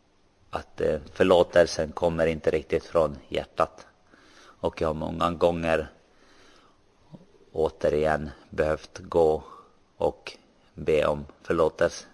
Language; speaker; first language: Swedish; non-native, local second language; Finnish